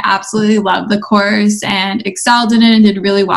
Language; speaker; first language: English; native; English